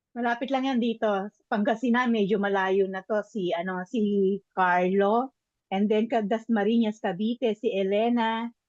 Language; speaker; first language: Filipino; native; Filipino